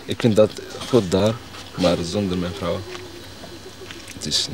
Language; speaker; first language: Dutch; non-native, learner; Arabic